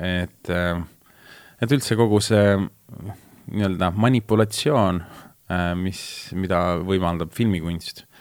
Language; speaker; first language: Estonian; native; Estonian